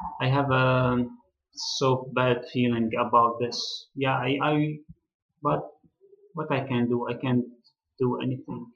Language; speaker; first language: English; non-native, learner; Arabic